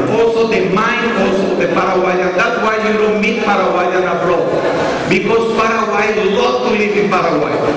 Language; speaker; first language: English; non-native, fluent; Spanish